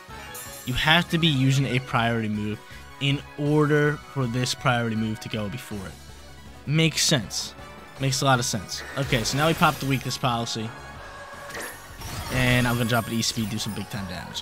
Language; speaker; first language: English; native; English